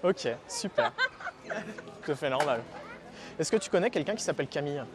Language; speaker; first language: French; native; French